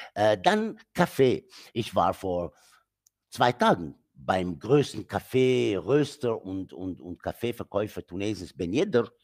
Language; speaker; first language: German; non-native, fluent; Arabic